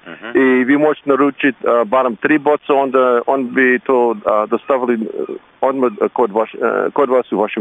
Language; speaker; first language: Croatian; early bilingual, heritage; Croatian